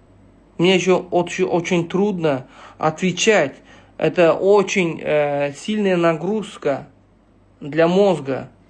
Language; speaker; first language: Russian; non-native, local second language; Uzbek